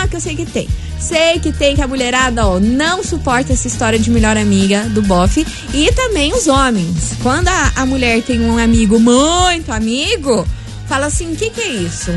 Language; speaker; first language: Portuguese; native; Portuguese